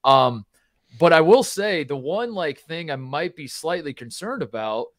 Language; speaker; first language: English; native; English